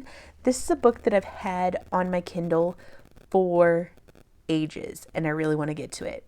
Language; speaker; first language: English; native; English